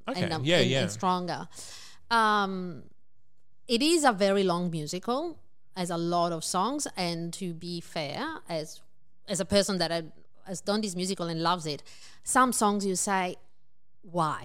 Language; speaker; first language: English; non-native, fluent; Italian